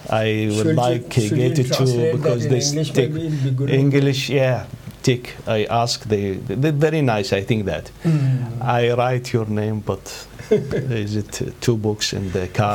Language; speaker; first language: English; non-native, learner; Arabic